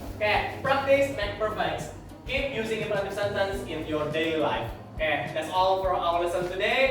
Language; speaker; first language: English; non-native, learner; Indonesian